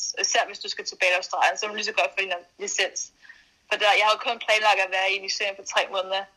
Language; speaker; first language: Danish; native; Danish